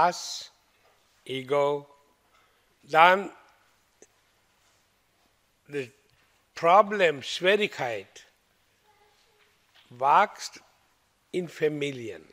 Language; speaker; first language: German; non-native, learner; Hindi